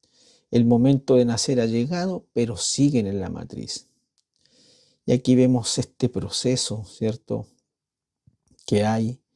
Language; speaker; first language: Spanish; native; Spanish